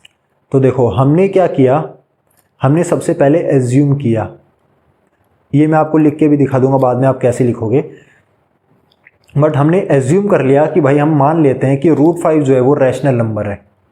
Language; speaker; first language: Hindi; native; Hindi